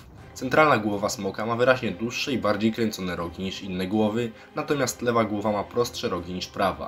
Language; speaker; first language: Polish; native; Polish